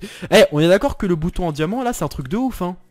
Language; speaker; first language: French; native; French